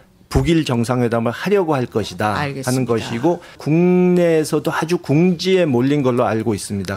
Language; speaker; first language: Korean; native; Korean